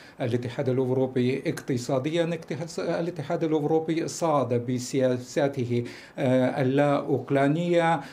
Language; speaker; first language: Arabic; non-native, fluent; Russian